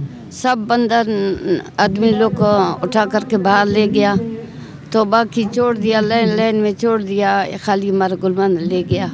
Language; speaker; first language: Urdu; non-native, local second language; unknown